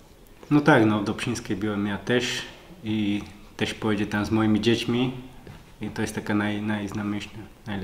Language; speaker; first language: Polish; non-native, learner; Slovak